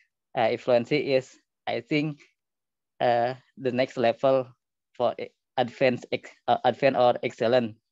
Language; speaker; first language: English; non-native, learner; Indonesian